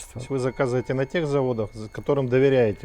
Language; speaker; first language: Russian; native; Russian